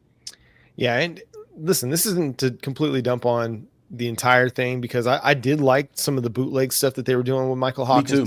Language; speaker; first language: English; native; English